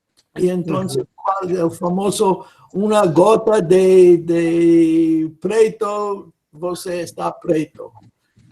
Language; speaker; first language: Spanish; non-native, fluent; English